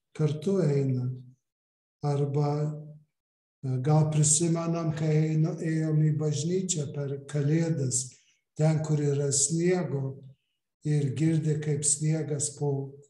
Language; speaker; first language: Lithuanian; early bilingual, heritage; English